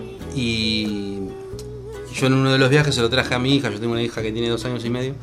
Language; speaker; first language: Spanish; native; Spanish